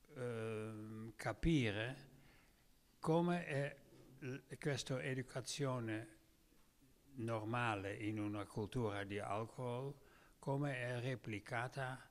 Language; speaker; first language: Italian; non-native, learner; Dutch